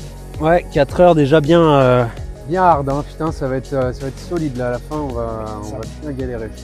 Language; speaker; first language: French; native; French